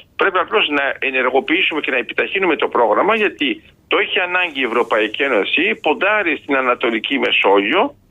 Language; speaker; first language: Greek; early bilingual, heritage; Greek